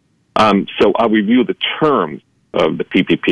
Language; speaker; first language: English; native; English